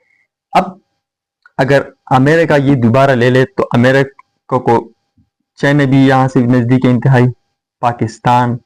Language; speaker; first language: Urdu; non-native, fluent; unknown